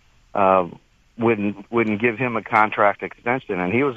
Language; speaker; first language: English; native; English